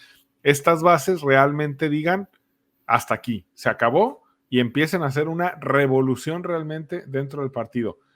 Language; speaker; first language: Spanish; native; Spanish